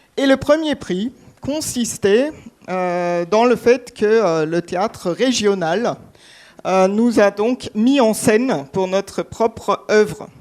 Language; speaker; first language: French; non-native, fluent; German